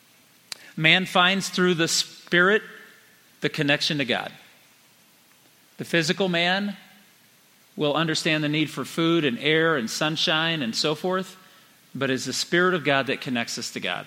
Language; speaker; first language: English; native; English